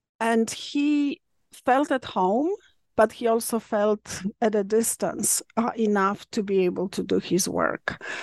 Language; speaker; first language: English; non-native, fluent; Polish